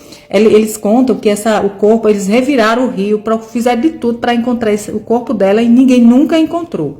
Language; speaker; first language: Portuguese; native; Portuguese